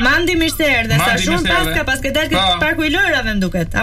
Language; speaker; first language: Albanian; native; Albanian